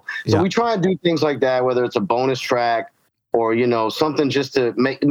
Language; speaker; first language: English; native; English